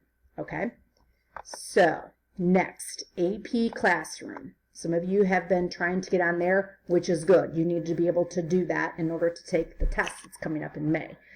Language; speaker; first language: English; native; English